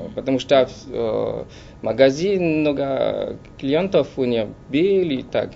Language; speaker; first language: Russian; non-native, learner; French